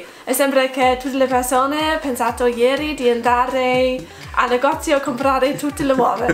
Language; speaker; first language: Italian; non-native, fluent; English